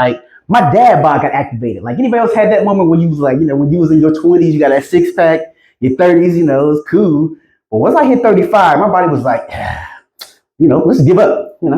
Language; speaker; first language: English; native; English